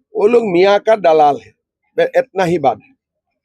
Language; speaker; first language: Hindi; non-native, local second language; Assamese